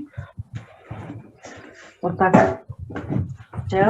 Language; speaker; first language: Russian; non-native, local second language; Kyrgyz